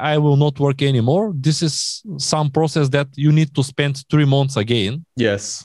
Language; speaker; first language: English; non-native, learner; Bulgarian